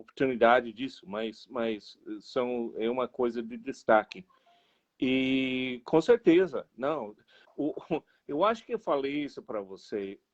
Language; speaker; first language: Portuguese; non-native, fluent; English